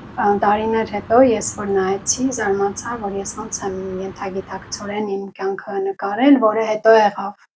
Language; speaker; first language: Armenian; native; Armenian